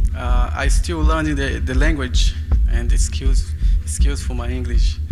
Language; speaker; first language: English; non-native, fluent; Portuguese